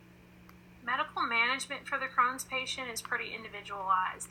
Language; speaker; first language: English; native; English